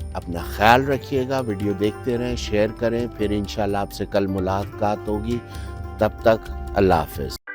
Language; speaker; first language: Urdu; native; Urdu